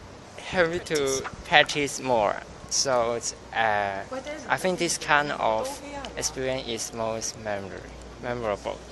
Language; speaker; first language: English; non-native, local second language; Cantonese